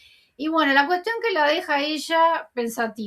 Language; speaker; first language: Spanish; native; Spanish